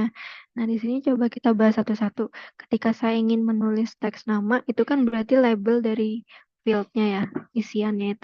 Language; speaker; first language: Indonesian; native; Indonesian